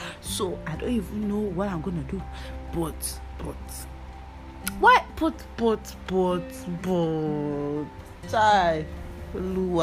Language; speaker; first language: English; non-native, local second language; Yoruba